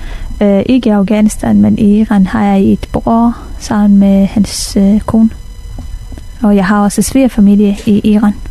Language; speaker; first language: Danish; non-native, fluent; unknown